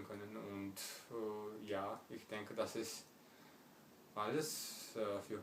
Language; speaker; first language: German; non-native, learner; Kazakh